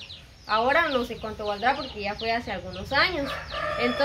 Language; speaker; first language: Spanish; native; Spanish